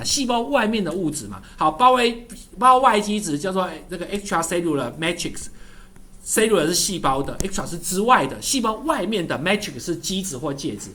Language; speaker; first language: Chinese; native; Chinese